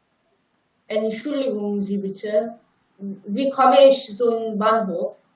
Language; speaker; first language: German; non-native, learner; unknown